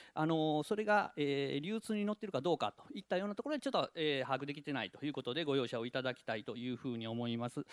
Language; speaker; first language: Japanese; native; Japanese